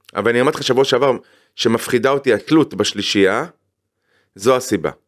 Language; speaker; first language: Hebrew; native; Hebrew